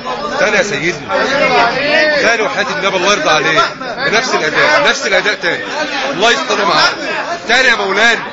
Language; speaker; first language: Arabic; native; Arabic